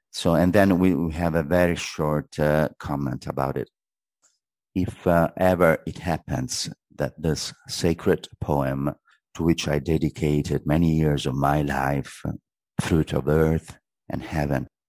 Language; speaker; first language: English; non-native, fluent; Italian